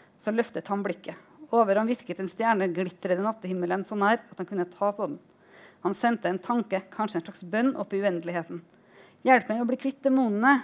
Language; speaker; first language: Norwegian; native; Norwegian